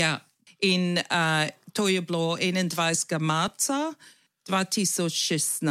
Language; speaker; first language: Slovenian; early bilingual, heritage; English